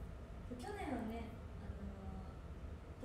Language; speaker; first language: Japanese; native; Japanese